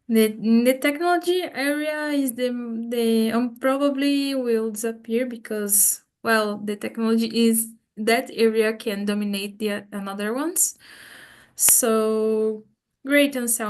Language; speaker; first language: English; non-native, fluent; Portuguese